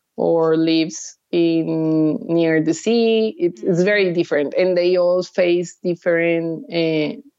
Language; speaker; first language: English; early bilingual, other home language; Spanish